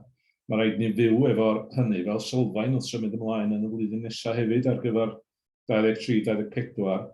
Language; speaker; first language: Welsh; native; Welsh